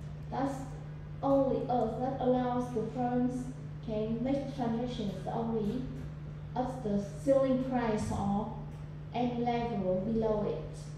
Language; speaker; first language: English; non-native, fluent; Vietnamese